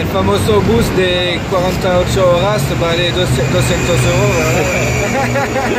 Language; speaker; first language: Spanish; non-native, learner; French